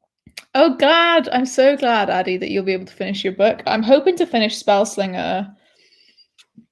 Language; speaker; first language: English; native; English